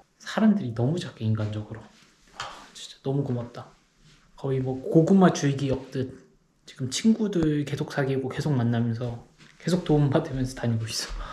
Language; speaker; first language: Korean; native; Korean